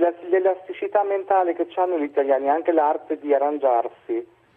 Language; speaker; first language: Italian; non-native, fluent; German